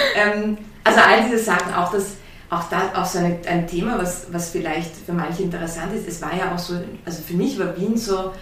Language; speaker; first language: German; early bilingual, heritage; German